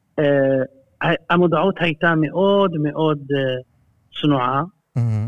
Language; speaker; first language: Hebrew; non-native, local second language; Arabic